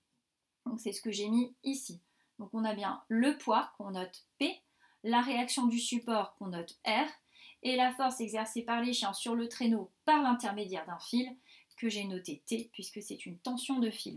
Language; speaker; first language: French; native; French